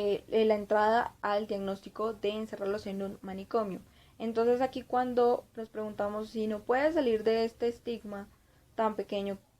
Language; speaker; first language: Spanish; native; Spanish